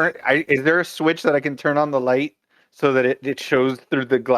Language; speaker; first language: English; native; English